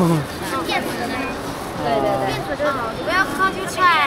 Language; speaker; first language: Chinese; native; Chinese